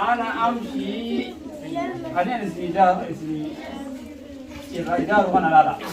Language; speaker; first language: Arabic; non-native, fluent; Oromo